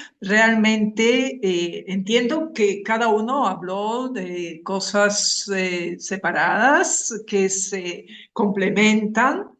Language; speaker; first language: Spanish; non-native, fluent; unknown